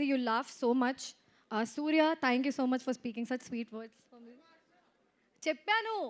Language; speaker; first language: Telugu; non-native, fluent; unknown